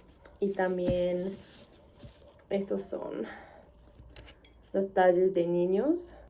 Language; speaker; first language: Spanish; non-native, learner; English